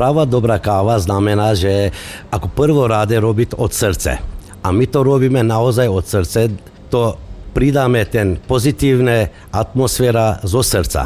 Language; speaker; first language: Slovak; non-native, local second language; Macedonian